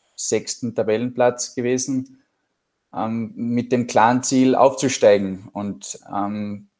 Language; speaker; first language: German; native; German